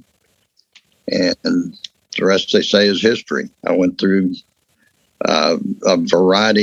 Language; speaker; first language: English; native; English